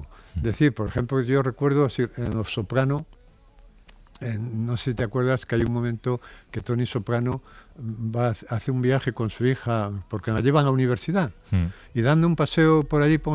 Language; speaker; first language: Spanish; native; Spanish